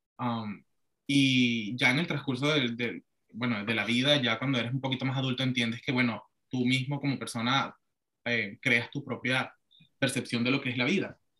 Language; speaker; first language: Spanish; native; Spanish